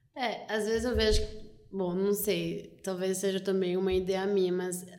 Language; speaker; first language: Portuguese; non-native, fluent; French